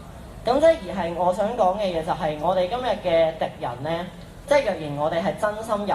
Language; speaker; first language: Cantonese; native; Cantonese